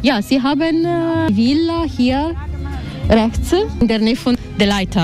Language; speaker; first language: German; non-native, learner; Italian